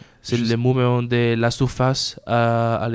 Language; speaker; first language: French; non-native, learner; Spanish